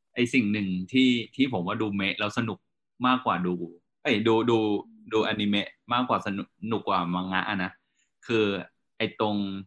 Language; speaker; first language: Thai; native; Thai